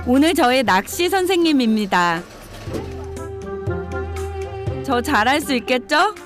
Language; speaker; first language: Korean; native; Korean